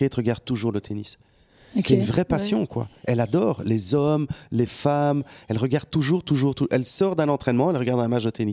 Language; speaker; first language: French; native; French